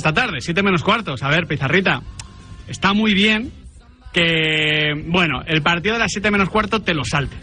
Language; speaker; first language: Spanish; native; Spanish